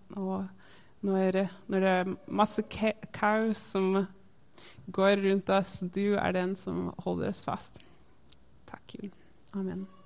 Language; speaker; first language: Norwegian; non-native, fluent; English